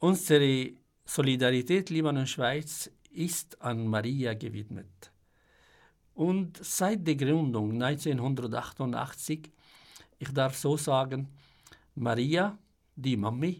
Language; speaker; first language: German; non-native, fluent; Arabic